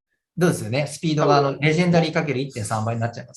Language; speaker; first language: Japanese; native; Japanese